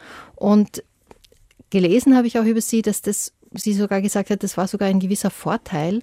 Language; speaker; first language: German; native; German